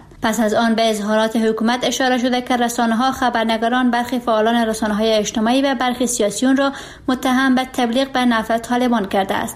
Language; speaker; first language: Persian; native; Persian